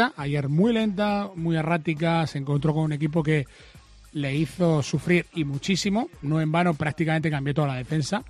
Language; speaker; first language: Spanish; native; Spanish